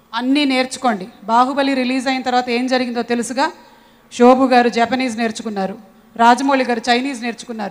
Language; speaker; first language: Telugu; native; Telugu